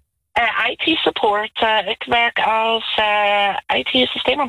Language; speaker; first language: Dutch; non-native, learner; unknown